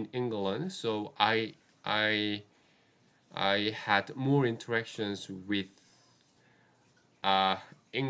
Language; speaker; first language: English; non-native, learner; Korean